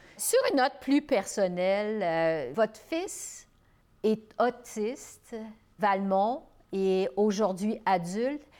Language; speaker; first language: French; native; French